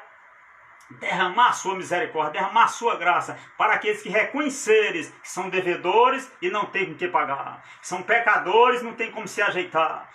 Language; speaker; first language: Portuguese; native; Portuguese